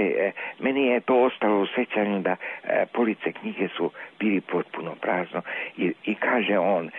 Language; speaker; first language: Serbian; non-native, local second language; Hungarian